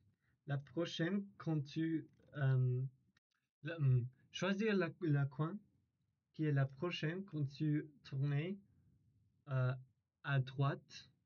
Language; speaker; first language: French; non-native, learner; English